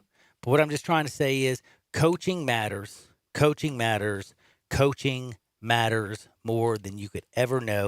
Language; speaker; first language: English; native; English